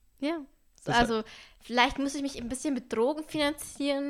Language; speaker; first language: German; native; German